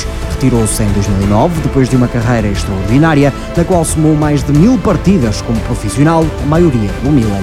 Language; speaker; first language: Portuguese; native; Portuguese